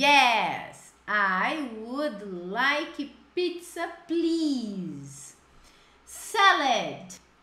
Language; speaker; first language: English; non-native, fluent; Portuguese